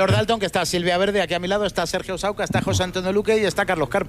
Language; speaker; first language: Spanish; native; Spanish